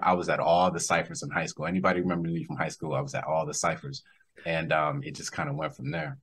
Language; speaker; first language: English; native; English